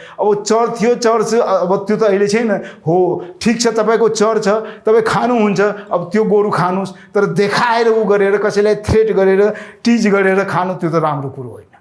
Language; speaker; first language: Nepali; non-native, local second language; Rana Tharu